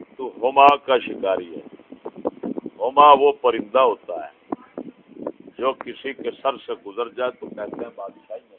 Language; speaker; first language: Urdu; non-native, local second language; Punjabi